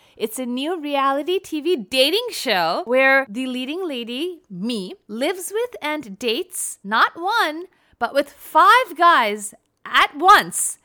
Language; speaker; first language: English; native; English